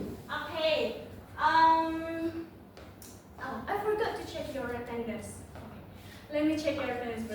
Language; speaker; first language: English; non-native, learner; Indonesian